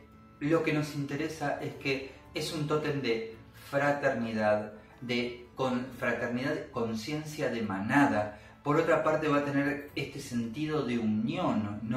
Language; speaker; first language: Spanish; native; Spanish